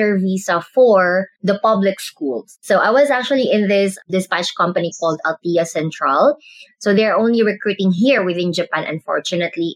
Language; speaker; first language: English; non-native, local second language; Cebuano